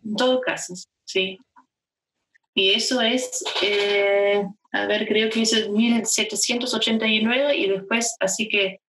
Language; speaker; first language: Spanish; non-native, fluent; German